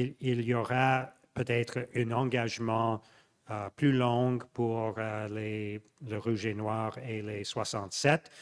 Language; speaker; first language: French; non-native, local second language; English